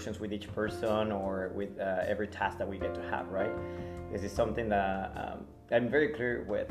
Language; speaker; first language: English; non-native, fluent; Spanish